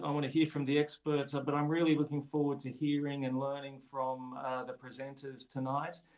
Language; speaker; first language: English; native; English